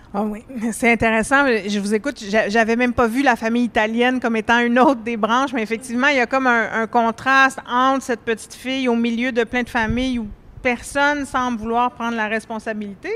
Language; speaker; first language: French; native; French